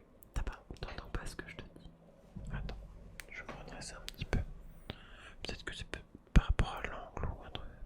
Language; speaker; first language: French; native; French